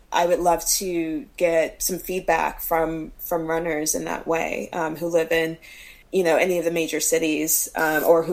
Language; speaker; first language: English; native; English